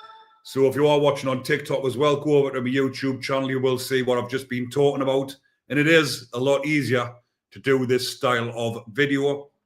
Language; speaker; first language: English; native; English